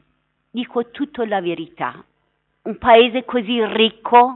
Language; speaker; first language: Italian; non-native, fluent; Persian